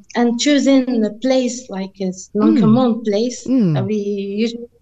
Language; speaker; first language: English; non-native, fluent; Arabic